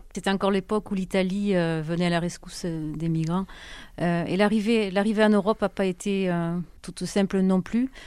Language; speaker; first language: French; native; French